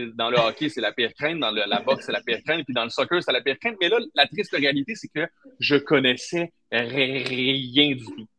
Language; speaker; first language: French; native; French